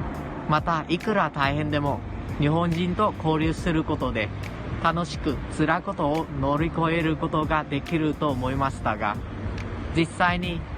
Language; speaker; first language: Japanese; non-native, learner; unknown